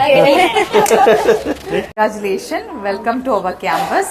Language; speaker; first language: English; non-native, local second language; Malayalam